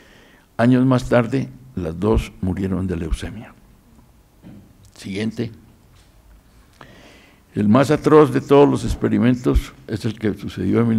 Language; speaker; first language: Spanish; native; Spanish